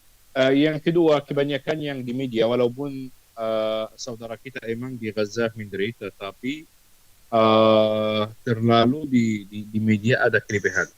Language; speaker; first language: Indonesian; non-native, fluent; Arabic